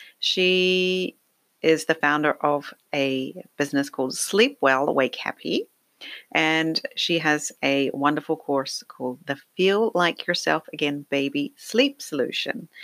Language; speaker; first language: English; native; English